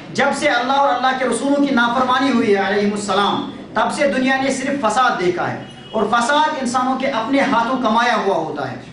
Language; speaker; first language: Urdu; native; Urdu